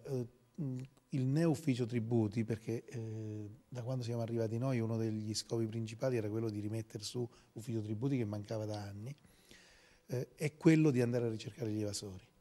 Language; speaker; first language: Italian; native; Italian